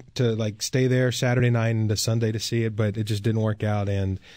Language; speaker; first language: English; native; English